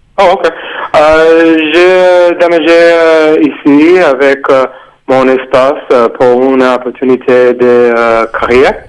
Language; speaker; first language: French; non-native, learner; Spanish